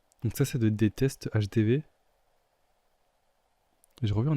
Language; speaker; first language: French; native; French